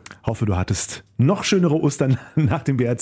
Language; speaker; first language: German; native; German